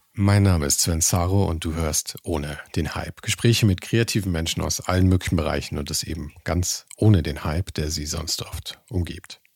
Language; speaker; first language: German; native; German